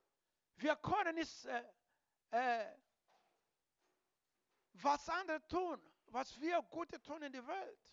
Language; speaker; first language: German; non-native, learner; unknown